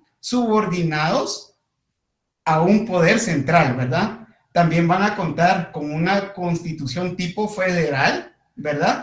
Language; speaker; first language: Spanish; native; Spanish